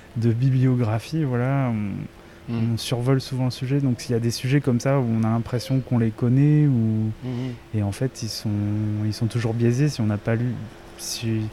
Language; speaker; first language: French; native; French